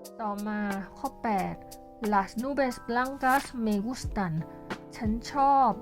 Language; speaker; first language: Spanish; non-native, learner; Thai